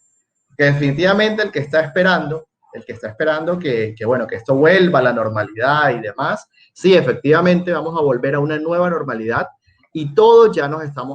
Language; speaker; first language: Spanish; native; Spanish